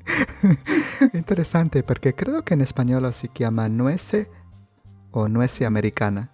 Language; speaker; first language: Italian; non-native, learner; Spanish